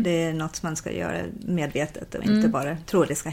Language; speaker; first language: Swedish; non-native, fluent; English